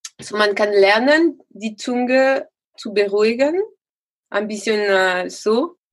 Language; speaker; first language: German; non-native, learner; French